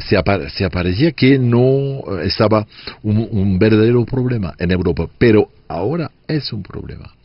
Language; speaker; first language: Spanish; non-native, fluent; French